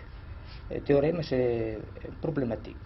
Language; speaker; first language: French; non-native, fluent; Italian